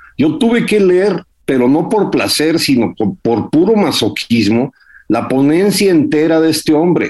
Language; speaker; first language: Spanish; early bilingual, heritage; Spanish